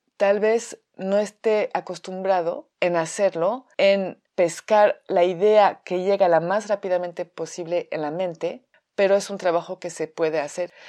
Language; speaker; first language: Spanish; non-native, fluent; French